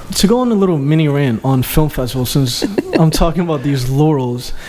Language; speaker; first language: English; early bilingual, other home language; Albanian